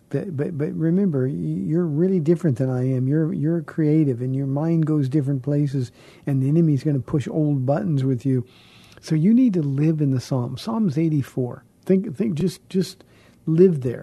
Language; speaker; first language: English; native; English